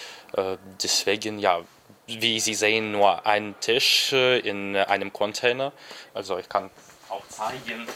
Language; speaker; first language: German; non-native, learner; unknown